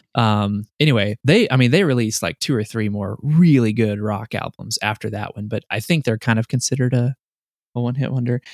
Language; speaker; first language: English; native; English